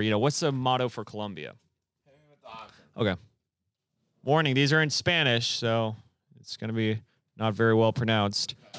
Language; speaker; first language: English; early bilingual, other home language; Spanish